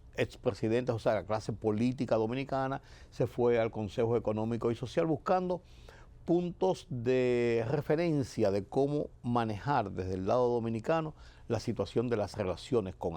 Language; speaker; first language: Spanish; native; Spanish